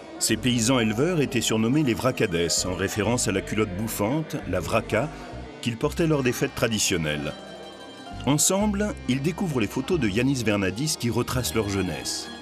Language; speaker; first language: French; native; French